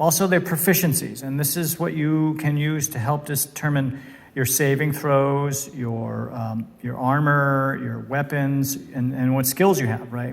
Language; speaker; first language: English; native; English